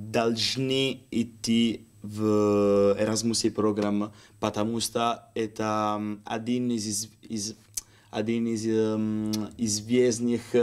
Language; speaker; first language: Russian; non-native, learner; Italian